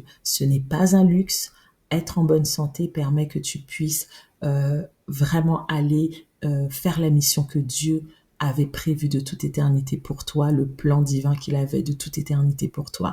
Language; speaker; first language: French; native; French